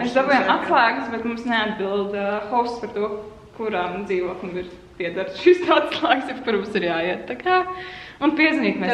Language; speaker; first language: Latvian; native; Latvian